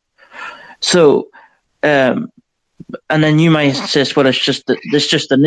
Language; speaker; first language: English; native; English